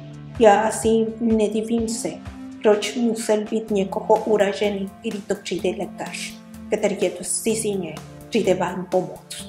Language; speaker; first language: Czech; non-native, learner; Spanish